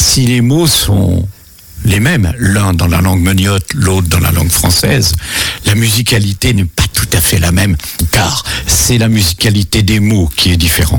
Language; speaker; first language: French; native; French